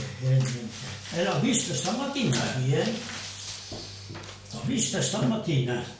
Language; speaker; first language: Italian; non-native, local second language; Friulian